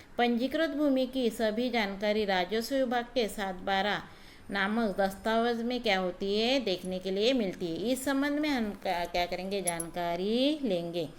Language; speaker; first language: Hindi; non-native, local second language; Marathi